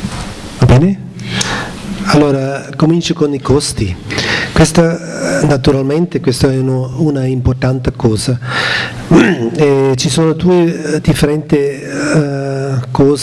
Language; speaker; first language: Italian; non-native, learner; German